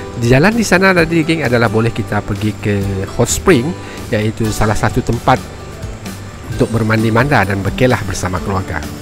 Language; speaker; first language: Malay; native; Malay